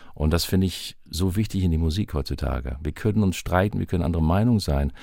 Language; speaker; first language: German; non-native, fluent; English